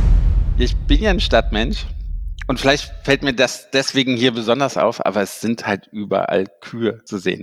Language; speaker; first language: German; native; German